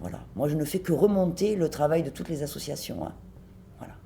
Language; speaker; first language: French; native; French